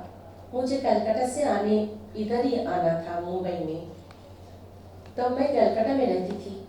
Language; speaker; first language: Hindi; non-native, local second language; Bangla